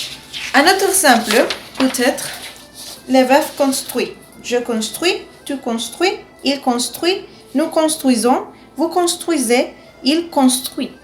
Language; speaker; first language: French; non-native, learner; Spanish